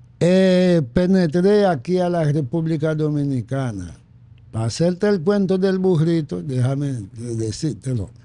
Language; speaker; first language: Spanish; non-native, fluent; Haitian Creole